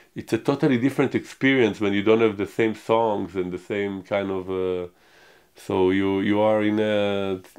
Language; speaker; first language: English; non-native, fluent; Hebrew